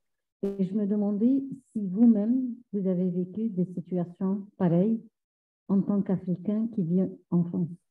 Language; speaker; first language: French; non-native, fluent; Arabic